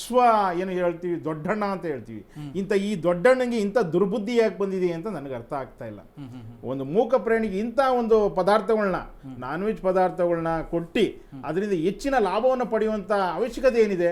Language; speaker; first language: Kannada; native; Kannada